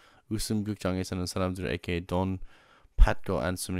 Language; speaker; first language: Korean; non-native, learner; English